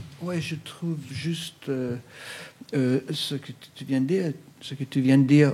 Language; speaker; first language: French; non-native, fluent; English